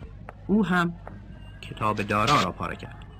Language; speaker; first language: Persian; non-native, learner; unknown